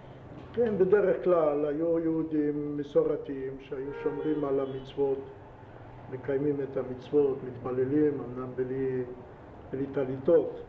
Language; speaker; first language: Hebrew; non-native, fluent; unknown